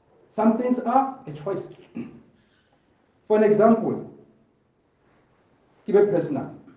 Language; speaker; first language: English; non-native, local second language; Southern Sotho